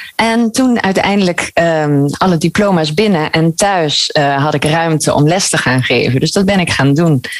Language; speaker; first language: Dutch; native; Dutch